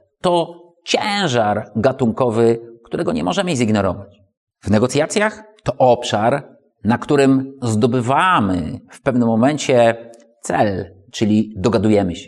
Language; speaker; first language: Polish; native; Polish